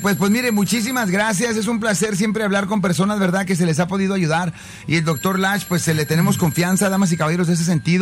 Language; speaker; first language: Spanish; native; Spanish